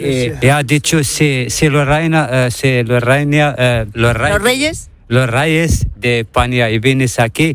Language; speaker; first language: Spanish; non-native, learner; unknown